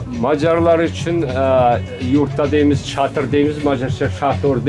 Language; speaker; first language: Turkish; non-native, learner; Hungarian